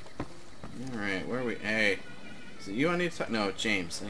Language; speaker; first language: English; native; English